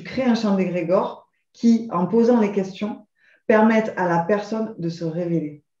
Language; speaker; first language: French; native; French